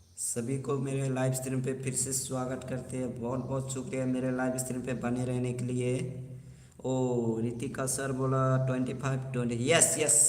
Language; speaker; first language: Hindi; non-native, local second language; Bodo